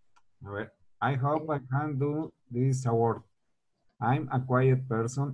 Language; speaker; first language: English; non-native, learner; Spanish